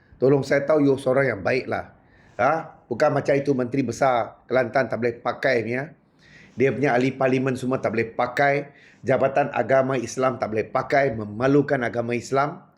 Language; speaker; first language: Malay; non-native, local second language; Punjabi